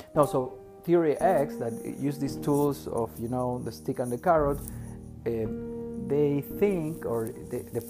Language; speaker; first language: English; non-native, fluent; Spanish